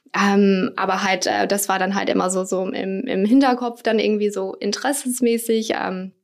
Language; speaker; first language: German; non-native, fluent; English